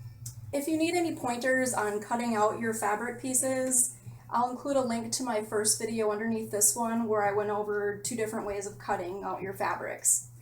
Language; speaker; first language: English; native; English